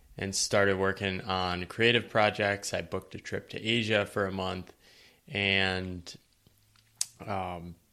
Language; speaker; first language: English; native; English